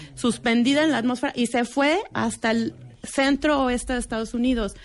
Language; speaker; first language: Spanish; native; Spanish